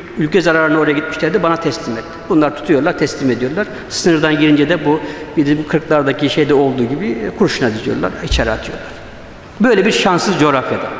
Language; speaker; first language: Turkish; early bilingual, other home language; Uyghur